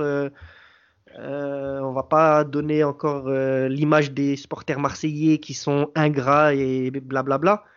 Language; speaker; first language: French; native; French